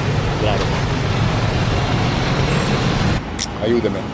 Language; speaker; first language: Spanish; non-native, learner; English